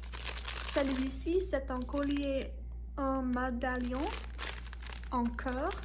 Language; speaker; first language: French; non-native, learner; English